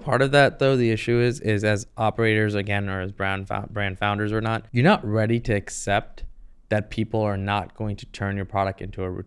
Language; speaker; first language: English; native; English